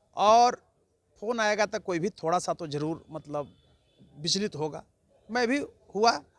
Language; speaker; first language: Hindi; native; Hindi